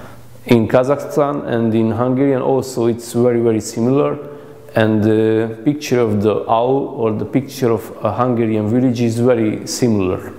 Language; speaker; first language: English; non-native, learner; Hungarian